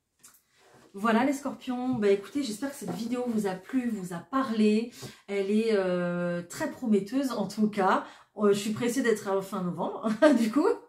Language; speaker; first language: French; native; French